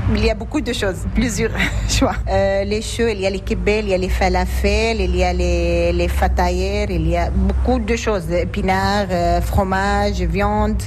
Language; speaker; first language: French; non-native, learner; Arabic